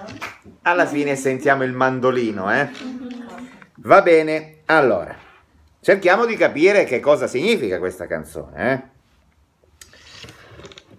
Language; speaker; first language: Italian; non-native, fluent; Russian